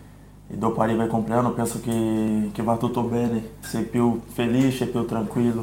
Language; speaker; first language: Italian; non-native, fluent; Portuguese